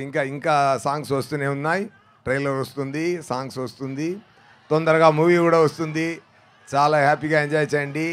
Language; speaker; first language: Telugu; non-native, learner; Tamil